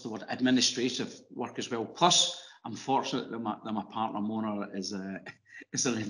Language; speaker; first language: English; native; English